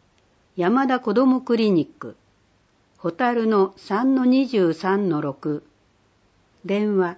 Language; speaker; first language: Japanese; native; Japanese